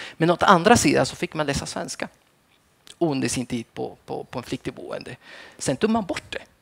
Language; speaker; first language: Swedish; early bilingual, other home language; Spanish